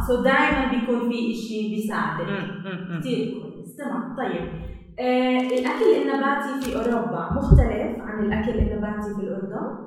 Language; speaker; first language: Arabic; native; Arabic